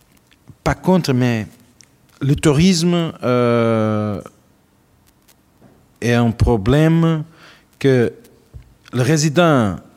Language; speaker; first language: French; non-native, learner; Portuguese